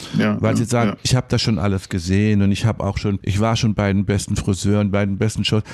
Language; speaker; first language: German; native; German